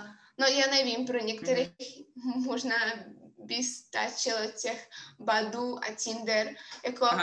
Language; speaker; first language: Czech; non-native, fluent; Russian